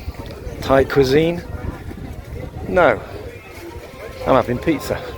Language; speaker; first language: English; native; English